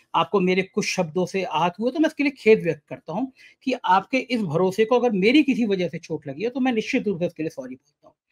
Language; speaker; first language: Hindi; native; Hindi